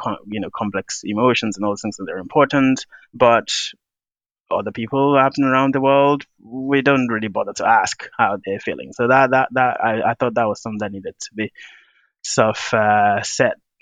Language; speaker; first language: English; non-native, local second language; Yoruba